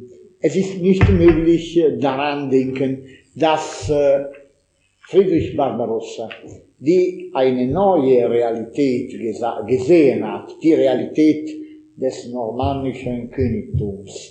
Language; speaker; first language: German; non-native, learner; Italian